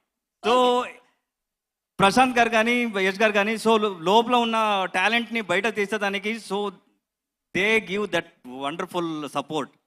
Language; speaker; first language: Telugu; non-native, learner; Kannada